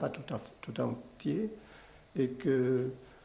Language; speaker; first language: French; non-native, local second language; Occitan